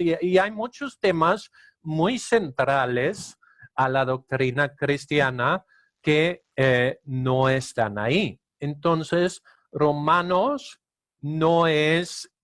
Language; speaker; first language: Spanish; non-native, fluent; Danish